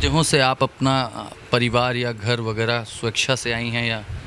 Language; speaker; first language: Hindi; native; Hindi